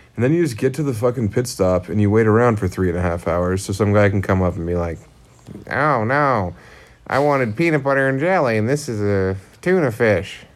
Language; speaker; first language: English; native; English